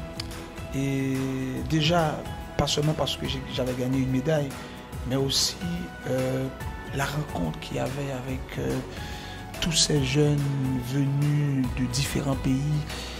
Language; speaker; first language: French; non-native, local second language; Haitian Creole